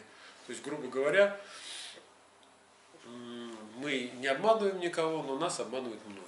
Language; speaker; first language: Russian; native; Russian